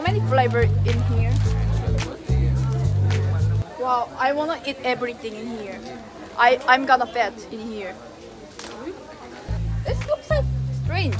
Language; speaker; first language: English; non-native, learner; Korean